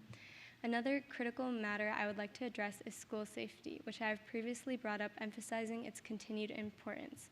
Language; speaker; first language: English; native; English